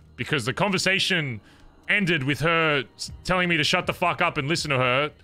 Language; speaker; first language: English; native; English